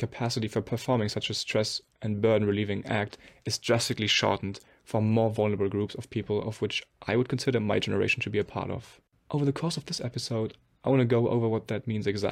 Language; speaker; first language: English; non-native, fluent; German